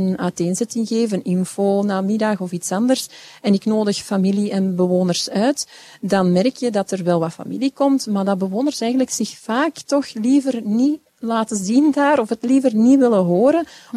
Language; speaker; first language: Dutch; native; Dutch